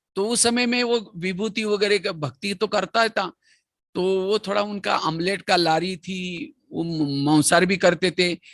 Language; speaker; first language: Hindi; non-native, local second language; Marathi